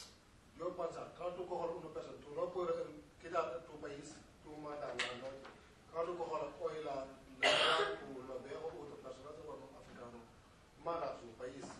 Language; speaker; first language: Spanish; non-native, learner; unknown